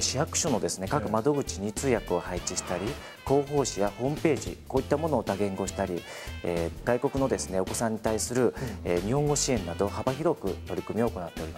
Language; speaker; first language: Japanese; native; Japanese